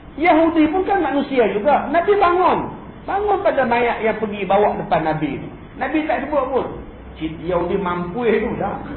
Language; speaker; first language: Malay; native; Malay